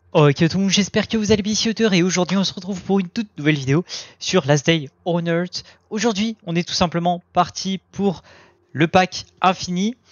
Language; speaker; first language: French; native; French